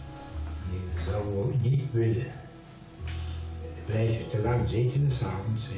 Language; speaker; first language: Dutch; non-native, local second language; Limburgish